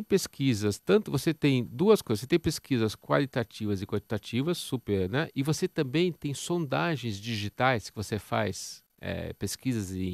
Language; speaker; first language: Portuguese; native; Portuguese